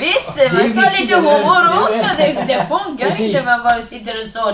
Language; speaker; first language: Swedish; non-native, fluent; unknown